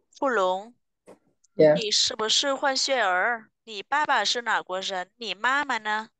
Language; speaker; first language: Chinese; non-native, fluent; Vietnamese